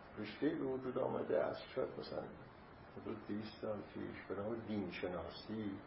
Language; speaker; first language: Persian; non-native, local second language; Azerbaijani